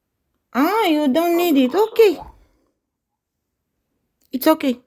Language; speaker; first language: English; non-native, fluent; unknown